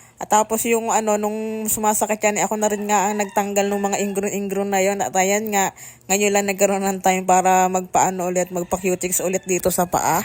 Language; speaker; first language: Filipino; native; Filipino